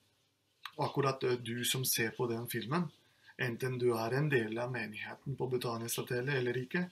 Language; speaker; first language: Norwegian; non-native, fluent; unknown